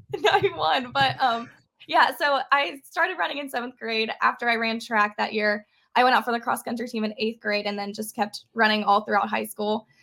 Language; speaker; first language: English; native; English